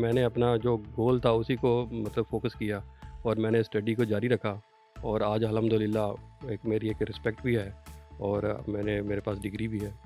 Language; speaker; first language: Urdu; non-native, local second language; Punjabi